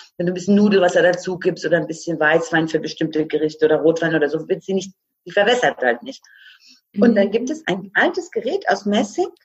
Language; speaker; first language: German; non-native, fluent; Croatian